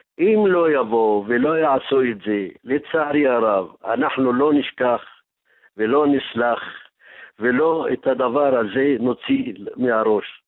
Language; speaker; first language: Hebrew; non-native, local second language; Arabic